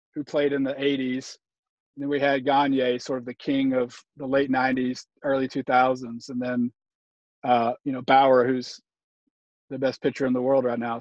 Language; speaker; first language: English; native; English